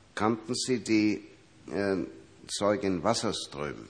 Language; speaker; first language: German; native; German